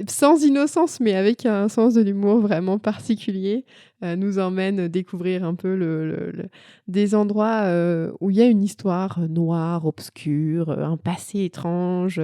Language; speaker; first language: French; native; French